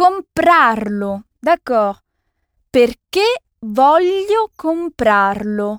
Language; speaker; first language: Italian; non-native, fluent; French